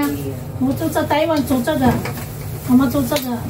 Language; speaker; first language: Chinese; non-native, learner; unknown